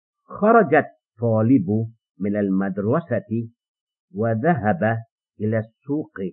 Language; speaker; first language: Arabic; non-native, fluent; English